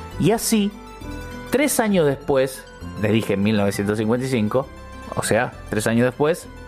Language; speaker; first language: Spanish; native; Spanish